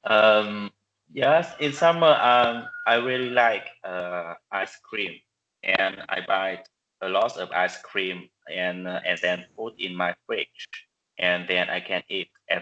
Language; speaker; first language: English; non-native, learner; Vietnamese